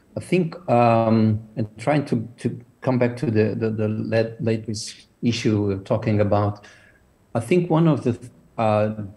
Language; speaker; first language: English; non-native, fluent; Portuguese